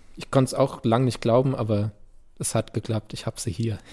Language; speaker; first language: German; native; German